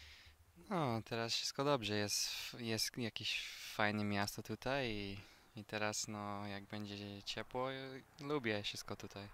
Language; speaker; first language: Polish; non-native, learner; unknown